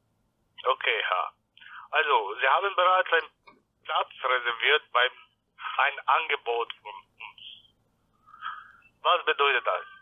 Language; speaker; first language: German; non-native, learner; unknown